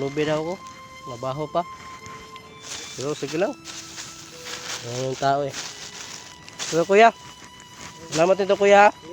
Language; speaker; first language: Filipino; non-native, local second language; Cebuano